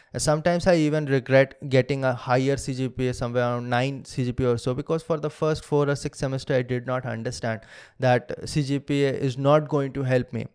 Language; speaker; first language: English; non-native, local second language; Hindi